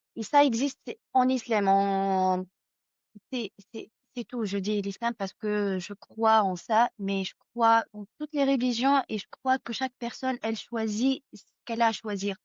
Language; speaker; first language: French; non-native, local second language; Arabic